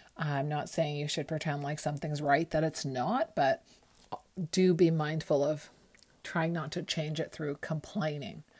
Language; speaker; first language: English; early bilingual, other home language; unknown